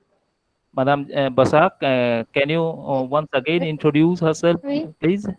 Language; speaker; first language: English; non-native, local second language; Bangla